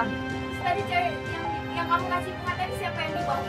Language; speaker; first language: Indonesian; native; Indonesian